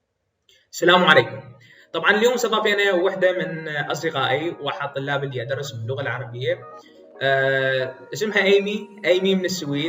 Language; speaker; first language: Arabic; native; Arabic